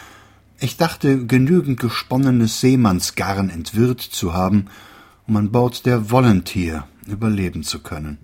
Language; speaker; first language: German; native; German